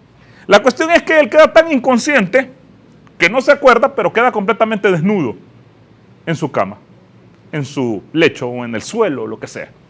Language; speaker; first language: Spanish; native; Spanish